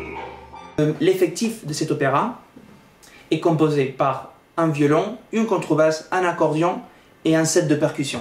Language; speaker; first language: French; non-native, fluent; Spanish